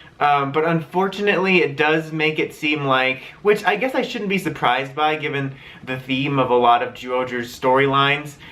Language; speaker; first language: English; native; English